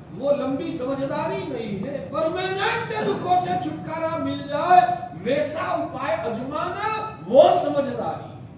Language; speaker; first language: Hindi; non-native, local second language; Gujarati